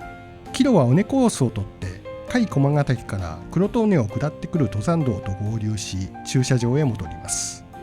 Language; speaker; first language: Japanese; native; Japanese